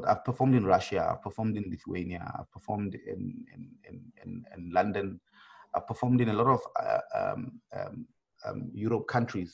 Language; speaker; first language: English; non-native, local second language; Swati